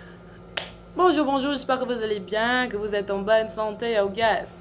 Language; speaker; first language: French; non-native, fluent; English